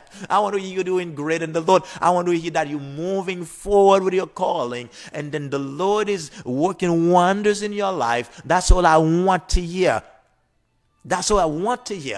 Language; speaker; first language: English; non-native, fluent; Haitian Creole